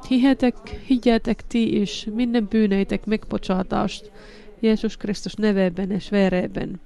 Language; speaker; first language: Hungarian; non-native, learner; Finnish